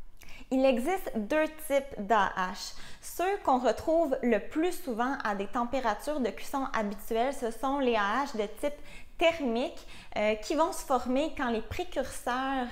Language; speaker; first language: French; native; French